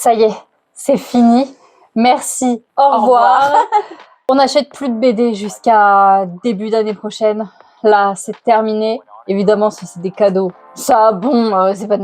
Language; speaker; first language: French; native; French